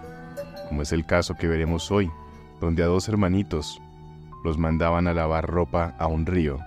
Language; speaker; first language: Spanish; native; Spanish